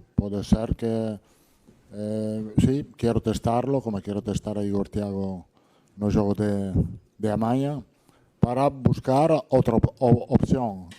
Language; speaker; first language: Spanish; non-native, fluent; Italian